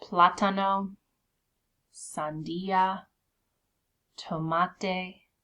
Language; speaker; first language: Spanish; non-native, fluent; English